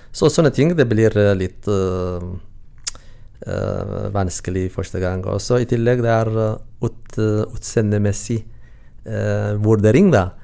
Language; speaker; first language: Norwegian; non-native, learner; Tigrinya